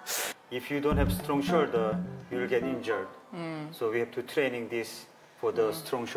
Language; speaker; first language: English; non-native, learner; Korean